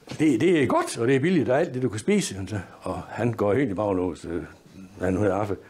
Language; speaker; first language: Danish; native; Danish